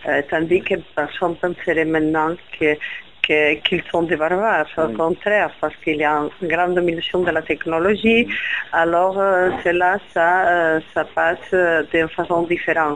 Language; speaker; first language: French; non-native, fluent; Spanish